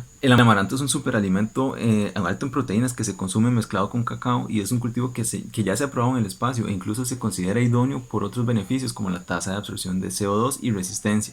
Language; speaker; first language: Spanish; native; Spanish